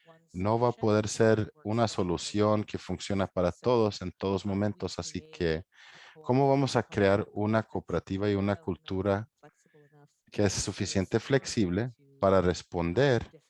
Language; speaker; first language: Spanish; non-native, fluent; English